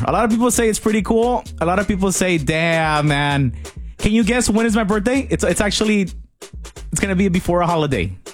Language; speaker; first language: English; early bilingual, other home language; Spanish